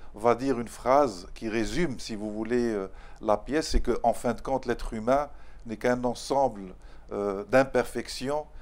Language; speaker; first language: French; non-native, local second language; Arabic